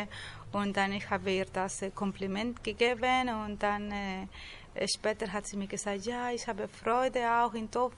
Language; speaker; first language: German; non-native, learner; Spanish